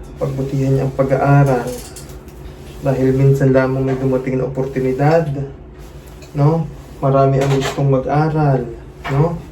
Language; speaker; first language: Filipino; native; Filipino